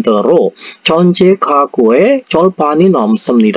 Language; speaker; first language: Korean; non-native, fluent; Indonesian